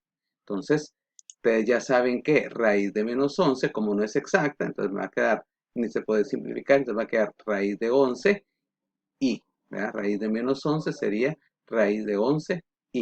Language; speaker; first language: Spanish; native; Spanish